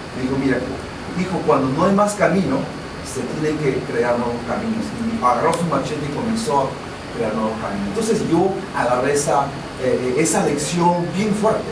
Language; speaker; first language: Spanish; non-native, local second language; Shipibo-Conibo